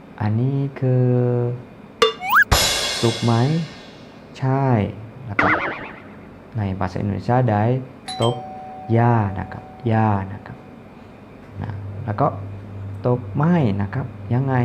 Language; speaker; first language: Thai; non-native, fluent; Indonesian